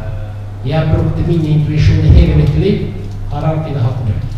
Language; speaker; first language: Norwegian; non-native, fluent; Italian